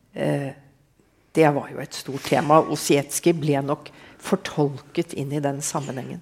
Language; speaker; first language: Norwegian; native; Norwegian